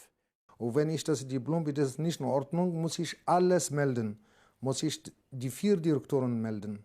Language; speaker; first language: German; non-native, learner; Arabic